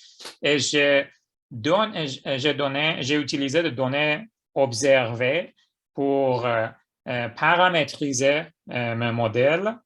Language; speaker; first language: French; non-native, fluent; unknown